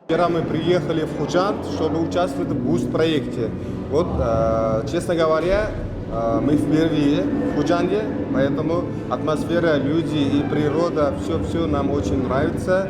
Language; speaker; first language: Russian; non-native, local second language; Uzbek